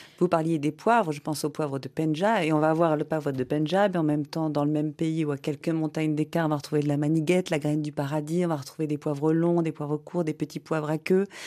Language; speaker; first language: French; native; French